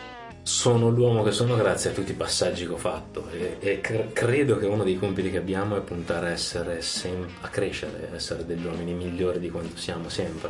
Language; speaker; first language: Italian; native; Italian